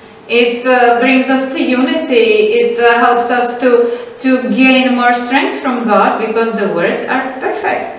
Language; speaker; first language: English; non-native, fluent; Czech